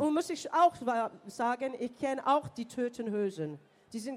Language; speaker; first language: German; non-native, learner; English